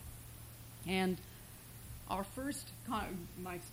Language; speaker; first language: English; non-native, local second language; Bangla